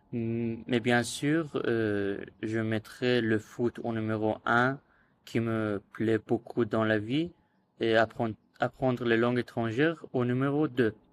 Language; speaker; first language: French; non-native, learner; Azerbaijani